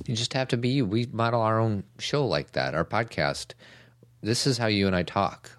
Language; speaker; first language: English; native; English